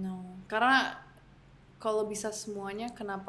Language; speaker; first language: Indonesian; early bilingual, heritage; English